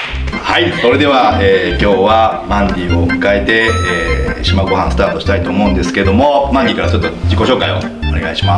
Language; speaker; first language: Japanese; native; Japanese